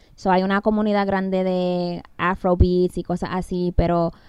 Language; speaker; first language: Spanish; early bilingual, heritage; Spanish